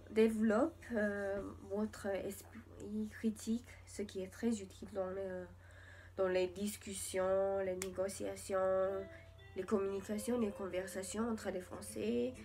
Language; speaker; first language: French; non-native, learner; English